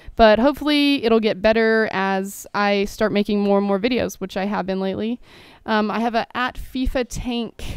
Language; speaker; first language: English; native; English